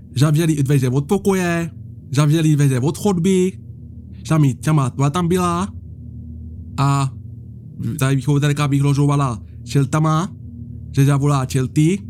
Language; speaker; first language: Czech; native; Czech